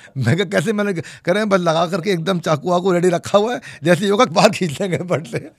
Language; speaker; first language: Hindi; native; Hindi